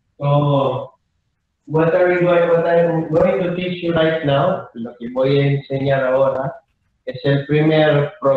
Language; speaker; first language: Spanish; non-native, fluent; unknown